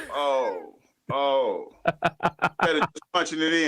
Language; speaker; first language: English; native; English